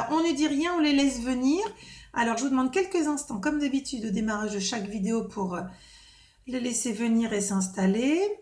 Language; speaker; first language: French; native; French